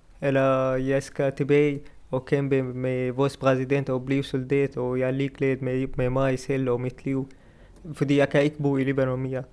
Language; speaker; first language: Danish; non-native, learner; Arabic